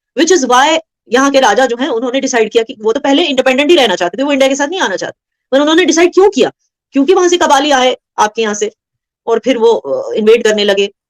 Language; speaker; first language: Hindi; non-native, local second language; Kashmiri